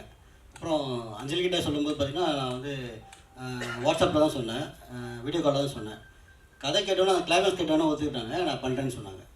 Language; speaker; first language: Tamil; native; Tamil